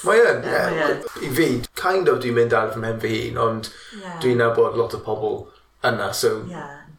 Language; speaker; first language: Welsh; non-native, local second language; English